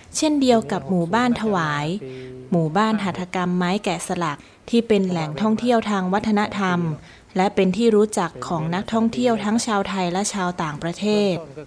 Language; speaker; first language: Thai; native; Thai